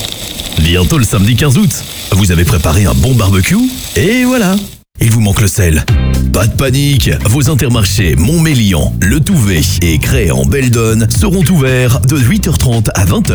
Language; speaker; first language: French; native; French